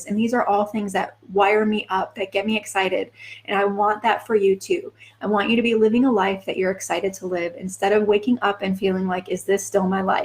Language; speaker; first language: English; native; English